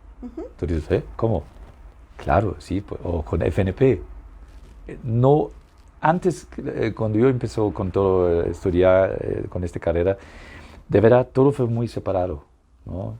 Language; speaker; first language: Spanish; non-native, fluent; German